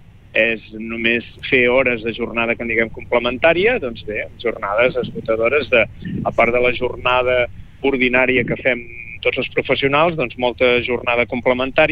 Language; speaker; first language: Catalan; native; Catalan